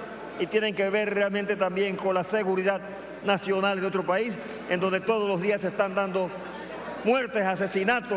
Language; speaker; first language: Spanish; native; Spanish